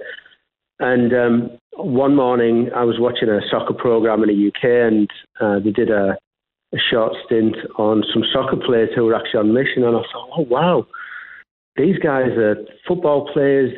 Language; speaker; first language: English; native; English